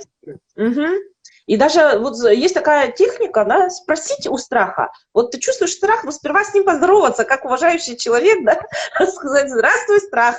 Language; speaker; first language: Russian; native; Russian